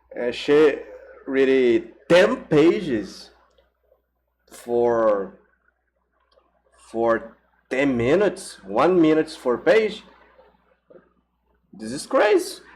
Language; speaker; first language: English; non-native, learner; Portuguese